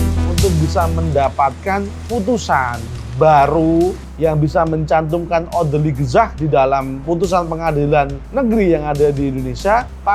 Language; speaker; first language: Indonesian; native; Indonesian